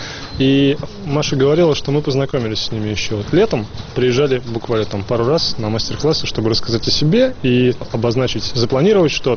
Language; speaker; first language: Russian; native; Russian